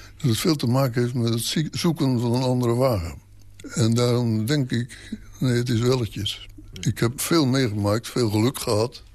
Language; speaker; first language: Dutch; native; Dutch